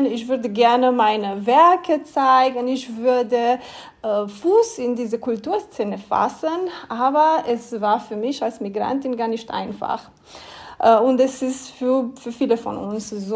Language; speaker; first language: German; non-native, fluent; Romanian